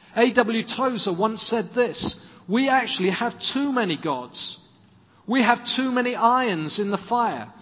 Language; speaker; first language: English; native; English